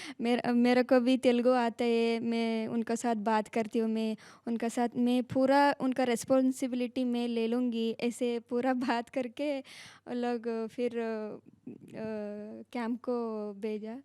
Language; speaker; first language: Hindi; non-native, local second language; Kannada